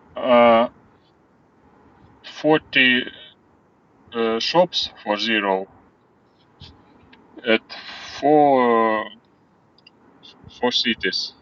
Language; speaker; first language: English; non-native, learner; Russian